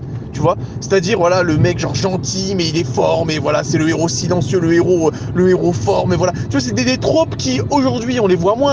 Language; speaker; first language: French; native; French